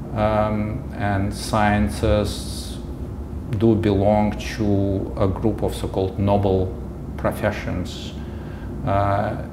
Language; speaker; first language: English; non-native, fluent; Russian